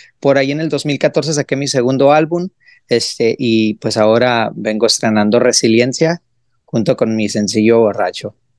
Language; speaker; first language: Spanish; early bilingual, heritage; Spanish